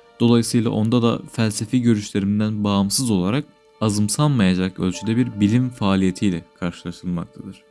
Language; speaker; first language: Turkish; native; Turkish